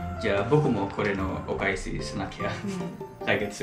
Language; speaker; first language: Japanese; non-native, fluent; Indonesian